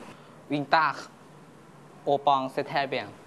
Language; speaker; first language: French; non-native, learner; Thai